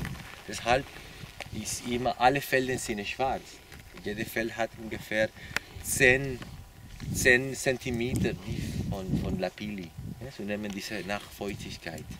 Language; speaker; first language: German; non-native, learner; Spanish